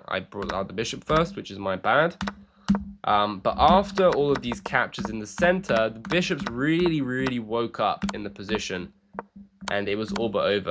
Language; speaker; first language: English; native; English